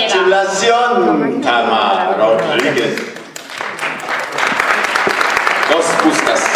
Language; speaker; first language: Spanish; non-native, learner; English